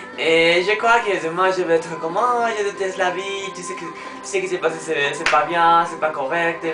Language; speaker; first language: French; non-native, learner; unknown